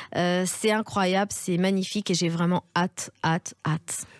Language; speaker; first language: French; native; French